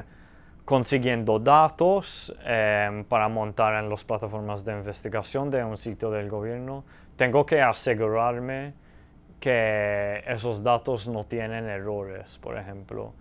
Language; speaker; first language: Spanish; early bilingual, heritage; Spanish